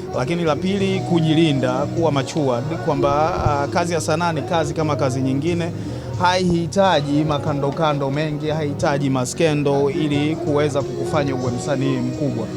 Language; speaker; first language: Swahili; native; Swahili